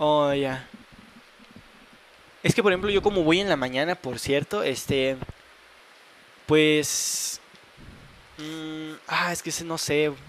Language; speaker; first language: Spanish; native; Spanish